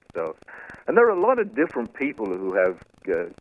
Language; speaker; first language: English; native; English